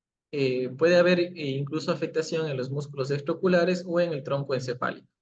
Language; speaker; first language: Spanish; native; Spanish